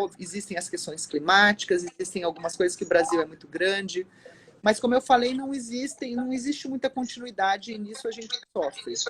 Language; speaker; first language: Portuguese; native; Portuguese